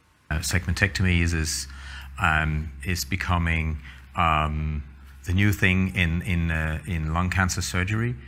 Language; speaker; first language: English; non-native, fluent; Danish